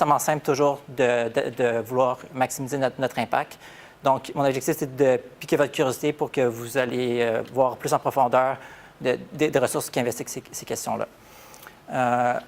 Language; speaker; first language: French; native; French